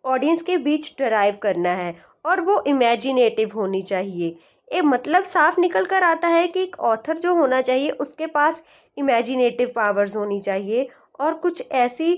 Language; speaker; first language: Hindi; native; Hindi